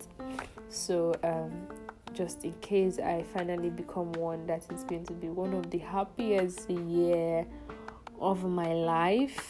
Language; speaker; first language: English; non-native, local second language; Igbo